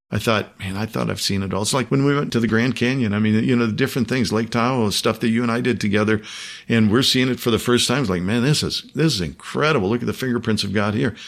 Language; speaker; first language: English; native; English